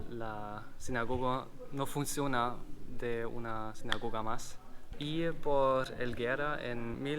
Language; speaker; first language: Spanish; non-native, learner; German